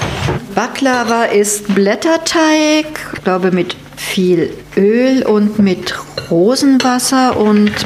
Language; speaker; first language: German; native; German